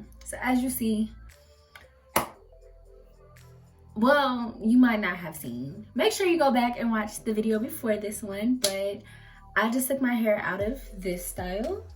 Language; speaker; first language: English; native; English